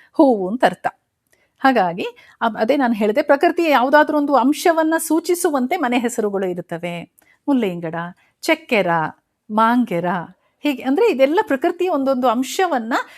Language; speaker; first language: Kannada; non-native, local second language; Kodava